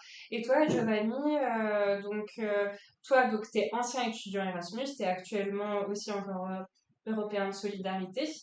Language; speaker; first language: French; native; French